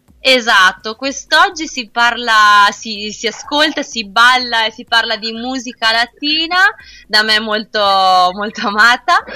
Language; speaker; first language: Italian; native; Italian